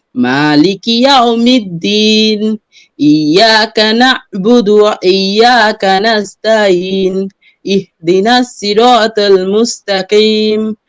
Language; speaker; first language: Hindi; non-native, fluent; Bangla